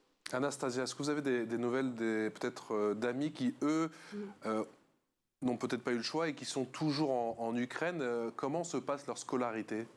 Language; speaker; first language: French; native; French